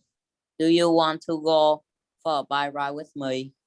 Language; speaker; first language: English; non-native, learner; Vietnamese